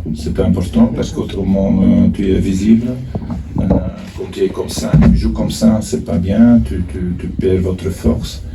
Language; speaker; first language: French; non-native, fluent; Dutch